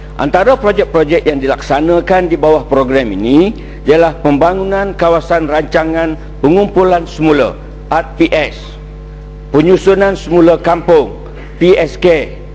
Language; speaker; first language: Malay; native; Malay